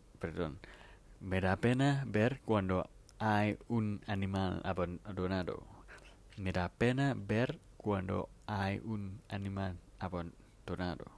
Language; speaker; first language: Spanish; non-native, fluent; Thai